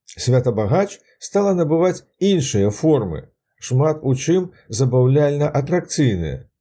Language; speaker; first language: Belarusian; native; Belarusian